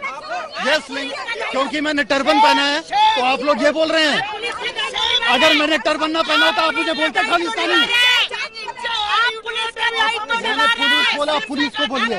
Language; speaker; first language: Hindi; non-native, local second language; Punjabi